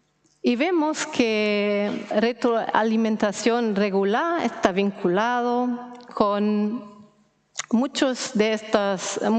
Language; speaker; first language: Spanish; non-native, fluent; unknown